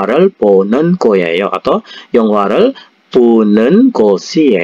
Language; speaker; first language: Korean; non-native, fluent; Indonesian